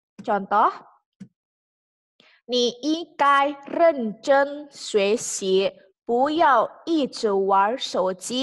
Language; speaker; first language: Chinese; non-native, fluent; Indonesian